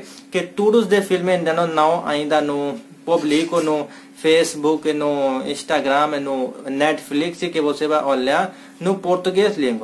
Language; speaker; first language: Portuguese; non-native, learner; Hindi